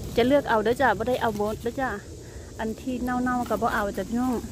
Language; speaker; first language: Thai; non-native, local second language; Northeastern Thai